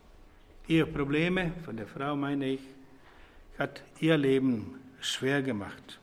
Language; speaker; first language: German; non-native, fluent; Croatian